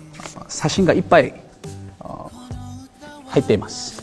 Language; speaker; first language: Japanese; non-native, fluent; Korean